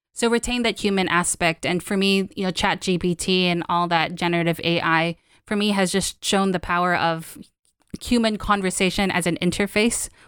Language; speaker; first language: English; non-native, local second language; Filipino